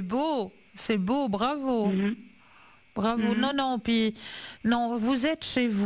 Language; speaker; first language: French; native; French